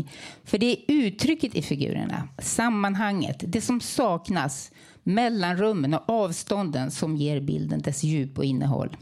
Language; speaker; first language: Swedish; native; Swedish